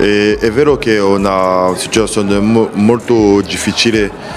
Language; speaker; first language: Italian; non-native, fluent; French